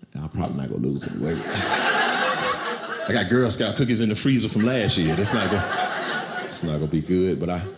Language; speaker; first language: English; native; English